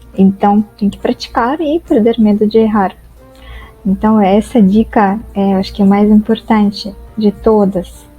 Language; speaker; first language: Portuguese; non-native, fluent; Russian